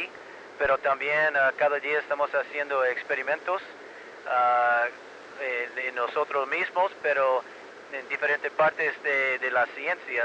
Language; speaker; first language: Spanish; early bilingual, heritage; Spanish